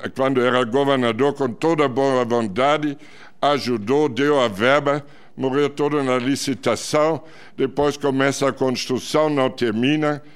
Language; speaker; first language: Portuguese; non-native, fluent; German